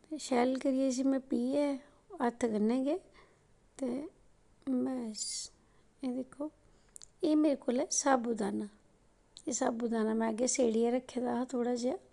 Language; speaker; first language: Punjabi; non-native, local second language; Dogri